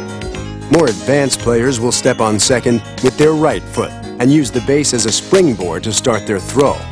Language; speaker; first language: English; native; English